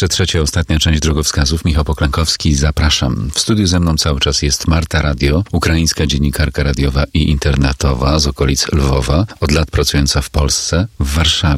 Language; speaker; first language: Polish; native; Polish